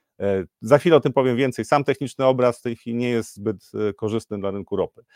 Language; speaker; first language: Polish; native; Polish